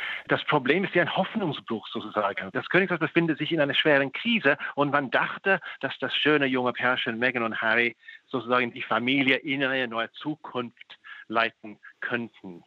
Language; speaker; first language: German; non-native, fluent; English